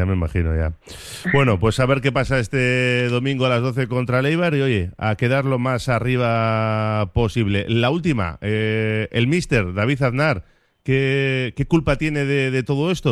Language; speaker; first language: Spanish; native; Spanish